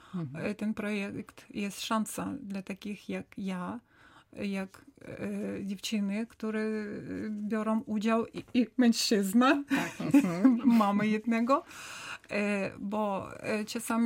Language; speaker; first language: Polish; non-native, learner; Ukrainian